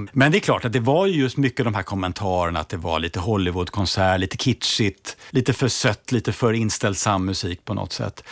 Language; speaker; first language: Swedish; native; Swedish